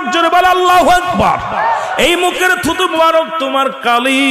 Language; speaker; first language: Bangla; native; Bangla